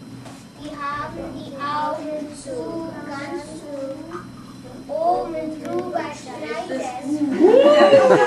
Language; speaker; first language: German; non-native, learner; English